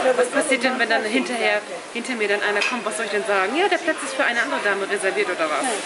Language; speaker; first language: German; early bilingual, other home language; Turkish